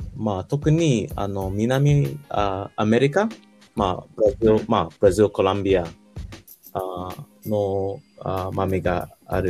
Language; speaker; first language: Japanese; non-native, learner; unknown